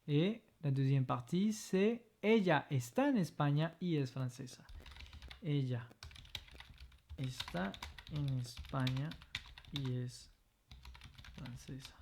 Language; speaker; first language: Spanish; non-native, fluent; French